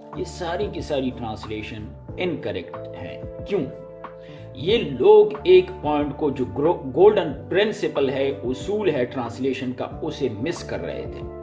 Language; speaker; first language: Urdu; non-native, local second language; Pashto